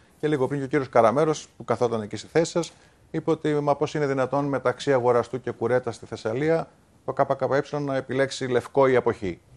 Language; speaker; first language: Greek; native; Greek